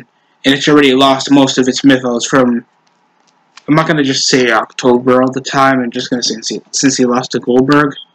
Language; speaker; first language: English; native; English